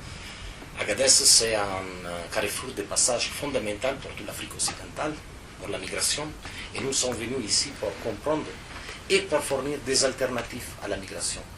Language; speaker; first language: French; non-native, fluent; Italian